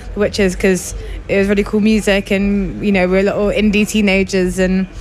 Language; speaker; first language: English; native; English